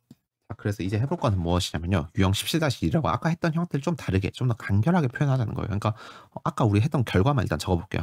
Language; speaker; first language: Korean; native; Korean